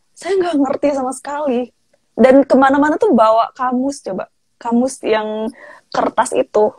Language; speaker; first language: Indonesian; native; Indonesian